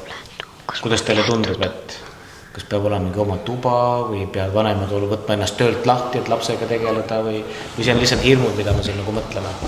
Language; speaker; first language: Estonian; native; Estonian